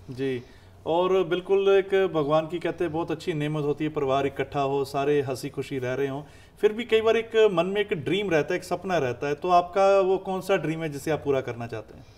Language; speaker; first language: Hindi; non-native, local second language; Punjabi